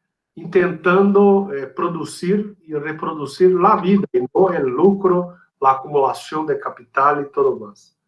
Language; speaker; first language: Spanish; non-native, fluent; Portuguese